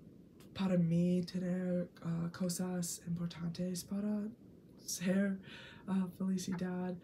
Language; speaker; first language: Spanish; non-native, learner; English